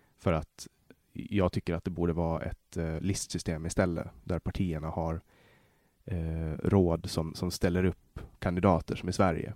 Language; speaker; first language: Swedish; native; Swedish